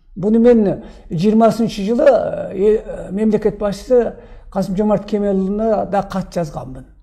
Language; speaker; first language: Kazakh; early bilingual, heritage; Kazakh